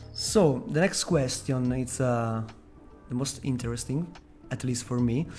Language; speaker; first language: English; non-native, fluent; Italian